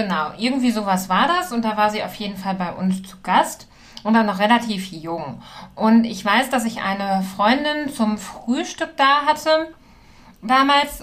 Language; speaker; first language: German; native; German